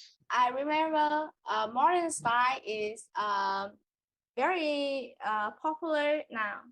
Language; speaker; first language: English; non-native, learner; Vietnamese